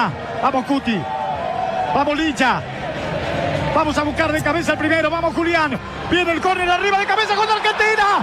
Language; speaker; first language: Spanish; native; Spanish